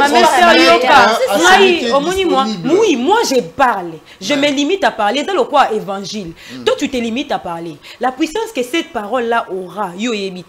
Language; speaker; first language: French; non-native, local second language; Lingala